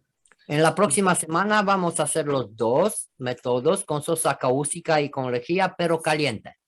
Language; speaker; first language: Spanish; non-native, fluent; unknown